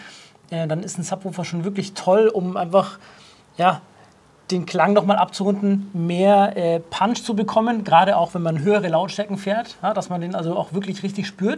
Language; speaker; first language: German; native; German